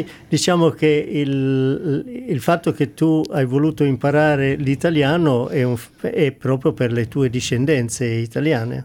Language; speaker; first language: Italian; non-native, fluent; English